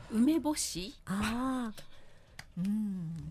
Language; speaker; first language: Korean; non-native, learner; Japanese